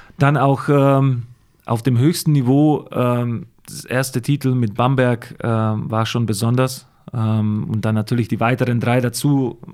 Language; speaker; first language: German; non-native, fluent; Slovak